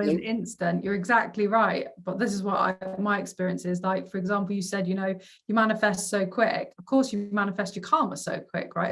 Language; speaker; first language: English; native; English